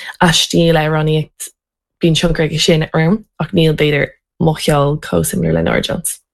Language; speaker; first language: Irish; non-native, local second language; English